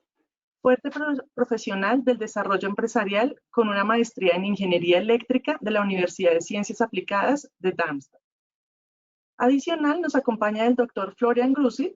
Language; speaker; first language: Spanish; native; Spanish